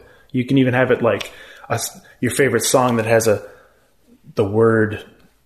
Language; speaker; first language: English; native; English